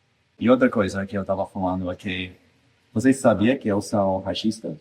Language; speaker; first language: Portuguese; non-native, fluent; English